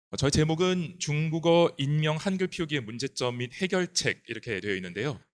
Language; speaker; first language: Korean; non-native, fluent; Chinese